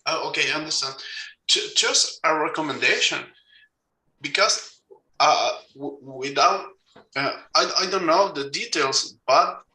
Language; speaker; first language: English; non-native, fluent; Spanish